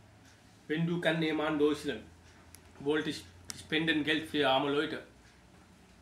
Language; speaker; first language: German; non-native, learner; Sinhala